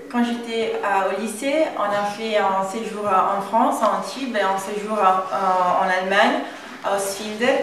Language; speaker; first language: French; non-native, fluent; Italian